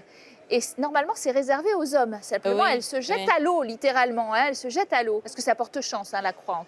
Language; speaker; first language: French; native; French